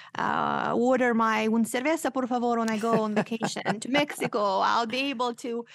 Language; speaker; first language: English; non-native, fluent; Romanian